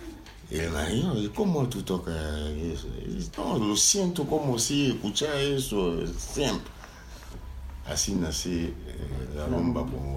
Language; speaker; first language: Spanish; non-native, learner; Lingala